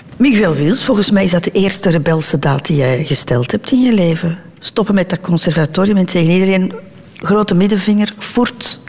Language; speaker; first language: Dutch; native; Dutch